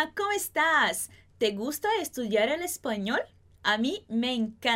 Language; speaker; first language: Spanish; non-native, fluent; Portuguese